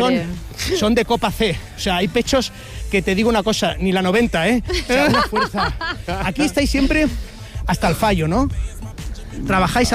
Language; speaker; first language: Spanish; native; Spanish